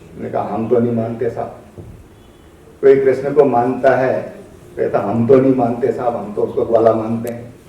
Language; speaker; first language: Hindi; native; Hindi